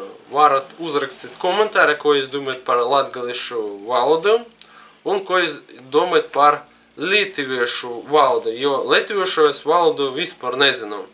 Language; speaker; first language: Latvian; non-native, learner; Russian